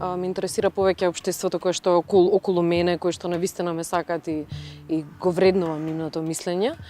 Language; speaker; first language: Macedonian; early bilingual, other home language; Russian